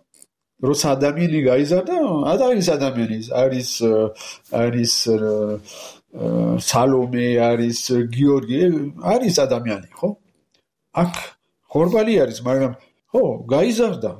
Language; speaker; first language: Georgian; non-native, learner; French